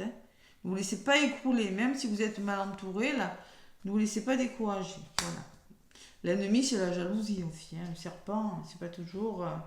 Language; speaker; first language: French; native; French